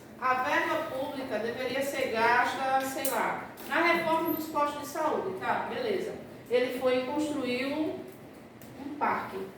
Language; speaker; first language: Portuguese; native; Portuguese